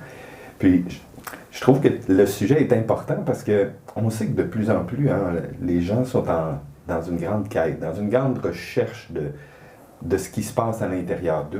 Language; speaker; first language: French; native; French